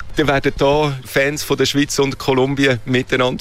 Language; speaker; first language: German; native; German